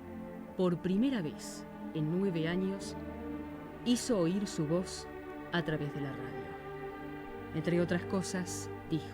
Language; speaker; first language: Spanish; native; Spanish